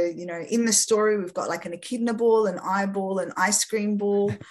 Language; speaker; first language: English; non-native, local second language; French